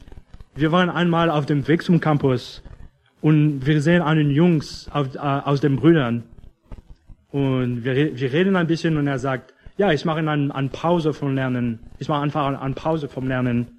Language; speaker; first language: German; non-native, fluent; English